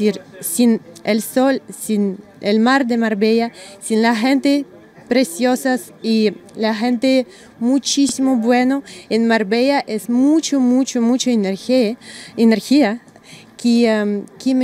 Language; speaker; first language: Spanish; non-native, learner; Russian